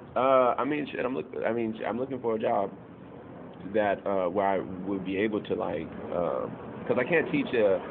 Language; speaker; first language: English; native; English